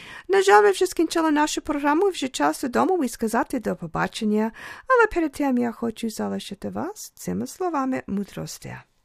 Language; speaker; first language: Ukrainian; early bilingual, heritage; Ukrainian